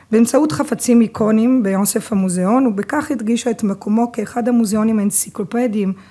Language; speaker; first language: Hebrew; non-native, fluent; Italian